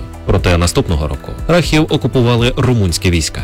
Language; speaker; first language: Ukrainian; native; Ukrainian